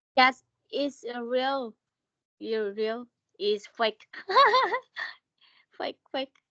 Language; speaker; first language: English; non-native, learner; Vietnamese